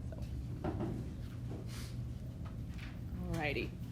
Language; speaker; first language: English; native; English